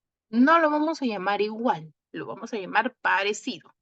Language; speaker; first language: Spanish; native; Spanish